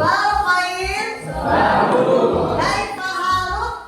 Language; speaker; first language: Arabic; non-native, learner; Indonesian